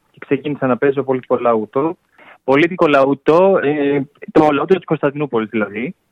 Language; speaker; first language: Greek; native; Greek